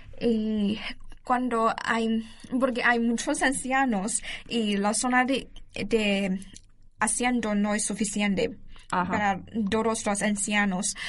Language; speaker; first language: Spanish; non-native, learner; Chinese